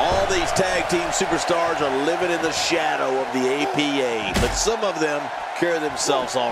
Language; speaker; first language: English; native; English